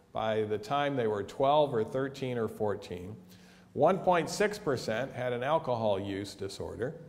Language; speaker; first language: English; native; English